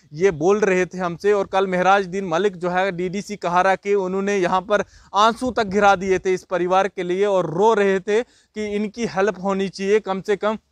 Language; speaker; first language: Hindi; native; Hindi